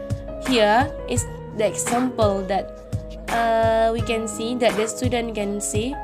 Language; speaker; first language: English; non-native, learner; Indonesian